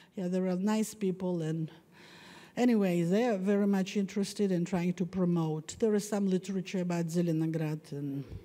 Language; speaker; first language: English; non-native, fluent; Russian